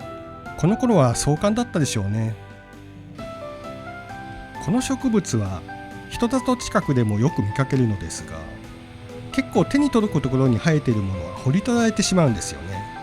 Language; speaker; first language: Japanese; native; Japanese